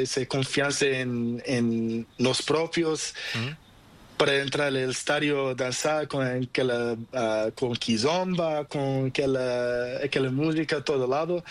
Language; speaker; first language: Spanish; non-native, learner; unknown